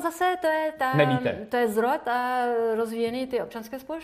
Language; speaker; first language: Czech; non-native, fluent; French